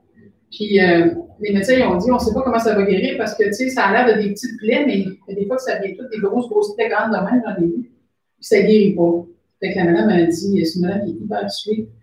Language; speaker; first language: French; native; French